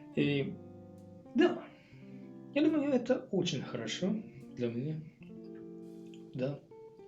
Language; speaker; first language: Russian; non-native, learner; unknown